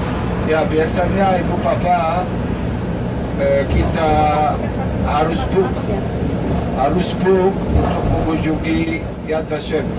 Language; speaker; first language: Indonesian; non-native, learner; Hebrew